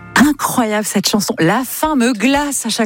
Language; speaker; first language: French; native; French